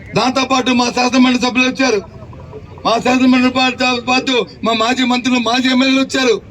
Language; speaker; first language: Telugu; native; Telugu